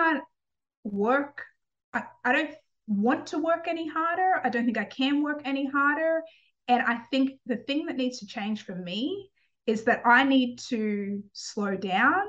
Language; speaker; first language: English; native; English